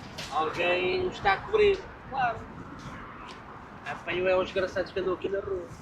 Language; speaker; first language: Portuguese; native; Portuguese